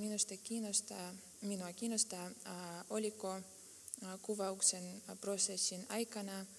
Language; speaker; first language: Finnish; non-native, fluent; Russian